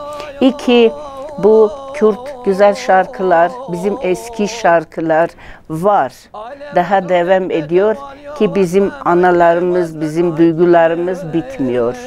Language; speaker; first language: Turkish; non-native, learner; Armenian